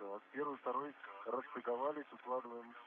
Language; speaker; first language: Russian; native; Russian